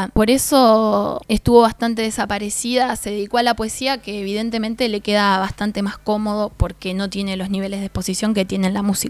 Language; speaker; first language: Spanish; native; Spanish